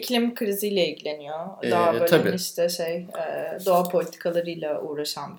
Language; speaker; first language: Turkish; native; Turkish